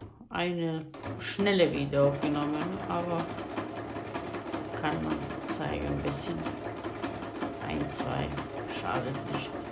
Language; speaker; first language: German; non-native, fluent; Croatian